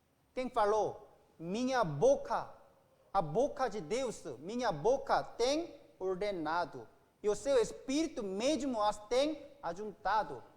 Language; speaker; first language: Portuguese; non-native, fluent; Korean